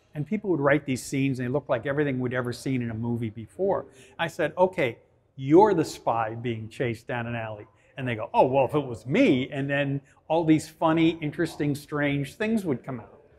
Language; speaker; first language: English; native; English